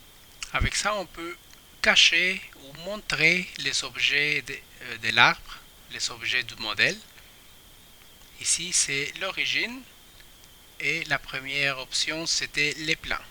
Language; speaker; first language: French; non-native, fluent; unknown